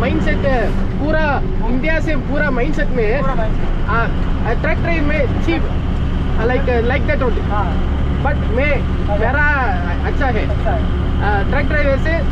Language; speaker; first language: Hindi; non-native, learner; Tamil